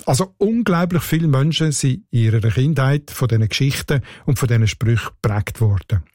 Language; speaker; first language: German; native; German